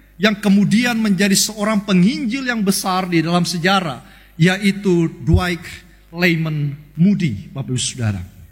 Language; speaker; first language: Indonesian; native; Indonesian